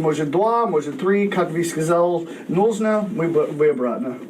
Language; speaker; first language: Russian; non-native, learner; English